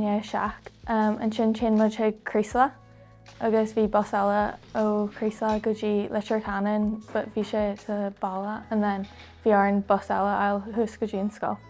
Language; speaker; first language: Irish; native; Irish